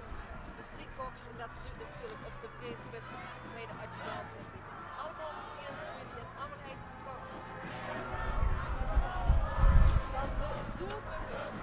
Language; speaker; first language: Dutch; native; Dutch